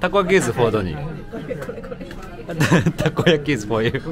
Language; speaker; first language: English; non-native, learner; Japanese